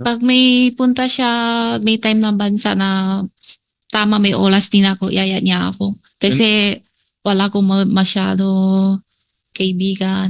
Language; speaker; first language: Filipino; non-native, learner; Chinese